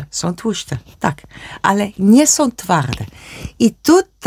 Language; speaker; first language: Polish; non-native, learner; Dutch